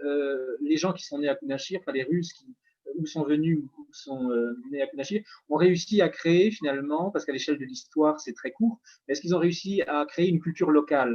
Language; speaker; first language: French; native; French